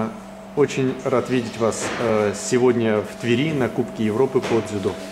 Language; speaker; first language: Russian; native; Russian